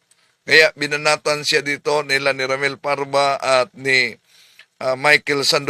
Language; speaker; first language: Filipino; native; Filipino